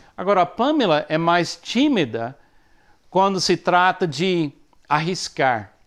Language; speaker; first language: Portuguese; non-native, fluent; English